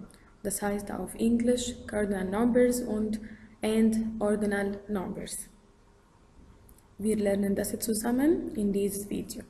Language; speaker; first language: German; non-native, fluent; Arabic